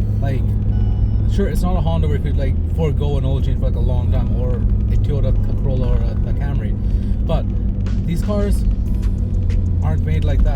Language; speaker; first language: English; native; English